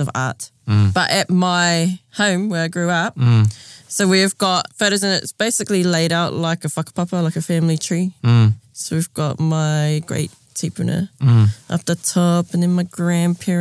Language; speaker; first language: English; native; English